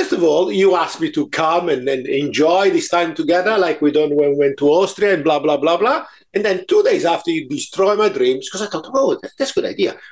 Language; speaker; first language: English; non-native, fluent; Italian